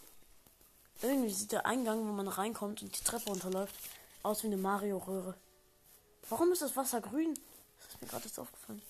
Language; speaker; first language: German; native; German